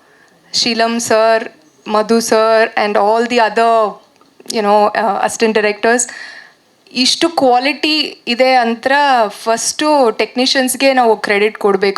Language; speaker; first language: Kannada; non-native, fluent; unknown